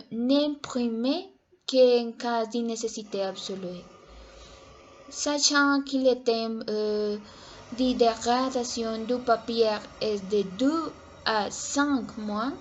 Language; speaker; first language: French; non-native, learner; Spanish